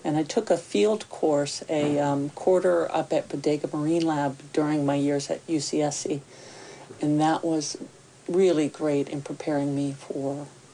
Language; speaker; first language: English; native; English